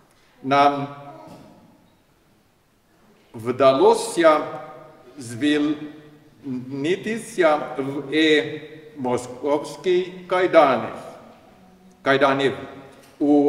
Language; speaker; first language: Ukrainian; non-native, learner; Swedish